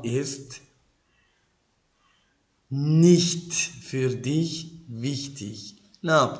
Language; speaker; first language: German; non-native, fluent; Turkish